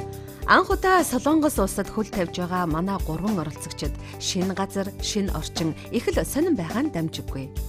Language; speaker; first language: Mongolian; native; Mongolian